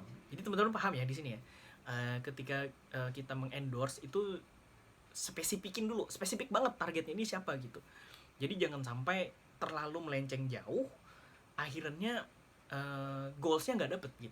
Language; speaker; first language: Indonesian; native; Indonesian